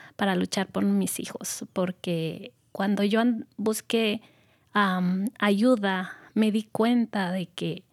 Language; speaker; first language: Spanish; native; Spanish